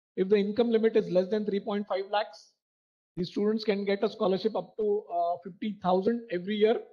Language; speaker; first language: English; non-native, local second language; Marathi